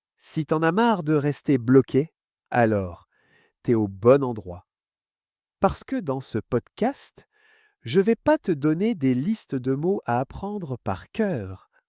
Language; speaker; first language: French; non-native, fluent; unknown